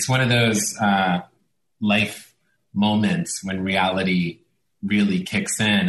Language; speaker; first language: English; early bilingual, other home language; Italian